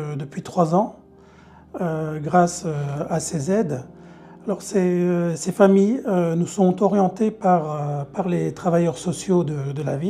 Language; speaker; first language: French; early bilingual, other home language; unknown